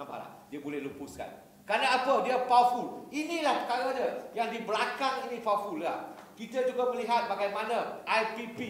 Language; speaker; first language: Malay; native; Malay